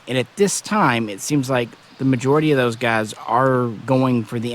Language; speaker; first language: English; native; English